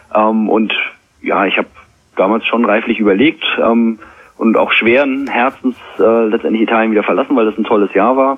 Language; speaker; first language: German; native; German